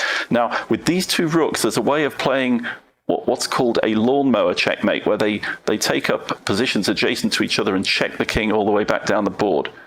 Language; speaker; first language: English; native; English